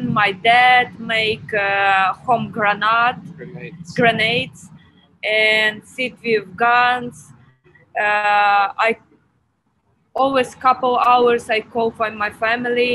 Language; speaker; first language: English; non-native, learner; Ukrainian